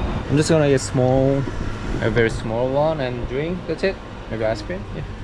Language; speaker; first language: English; non-native, fluent; Korean